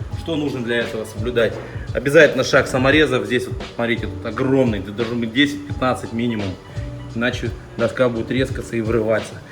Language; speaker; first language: Russian; native; Russian